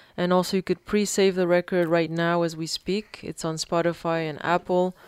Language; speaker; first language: English; early bilingual, other home language; Spanish